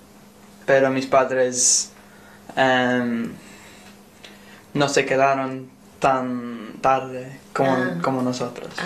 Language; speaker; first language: Spanish; non-native, learner; English